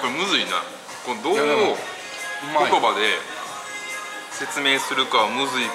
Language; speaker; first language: Japanese; native; Japanese